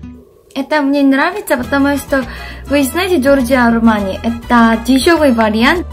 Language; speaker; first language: Russian; non-native, fluent; Korean